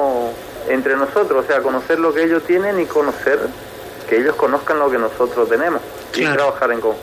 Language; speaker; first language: Spanish; native; Spanish